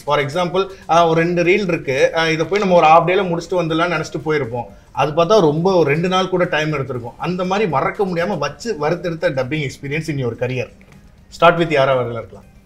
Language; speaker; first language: Tamil; native; Tamil